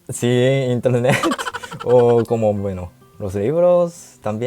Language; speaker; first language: Spanish; non-native, learner; Japanese